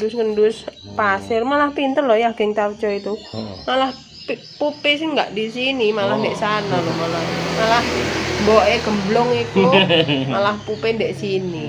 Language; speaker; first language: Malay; non-native, local second language; Javanese